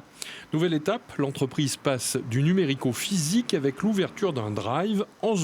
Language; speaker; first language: French; native; French